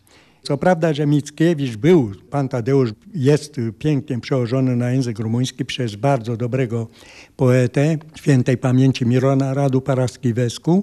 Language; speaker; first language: Polish; non-native, fluent; Romanian